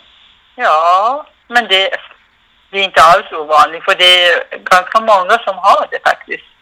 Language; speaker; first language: Swedish; non-native, fluent; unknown